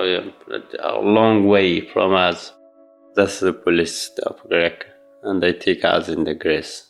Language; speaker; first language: English; non-native, learner; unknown